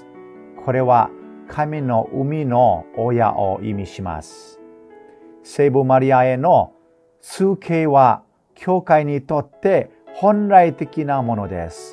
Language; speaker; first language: Japanese; non-native, fluent; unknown